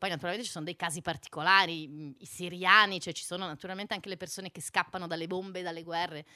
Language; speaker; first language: Italian; native; Italian